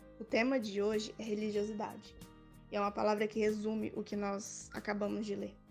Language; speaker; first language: Portuguese; native; Portuguese